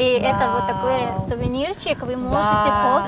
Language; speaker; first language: Russian; non-native, local second language; Tajik